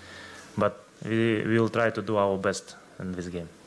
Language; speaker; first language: English; non-native, learner; Ukrainian